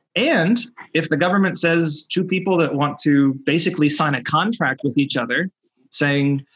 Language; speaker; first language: English; early bilingual, other home language; Spanish